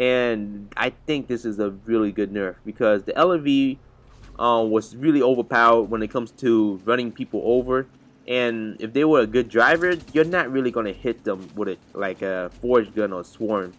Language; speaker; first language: English; native; English